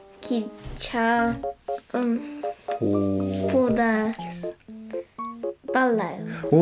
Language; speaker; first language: Korean; early bilingual, heritage; English